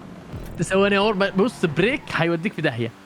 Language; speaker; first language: Arabic; native; Arabic